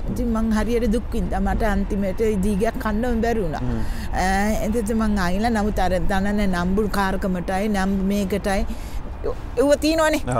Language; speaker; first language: Sinhala; non-native, local second language; Tamil